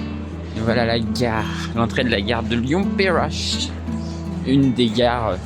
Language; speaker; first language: French; native; French